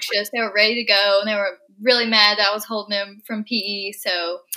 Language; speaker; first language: English; native; English